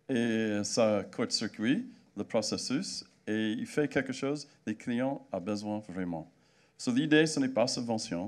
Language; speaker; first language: French; non-native, fluent; English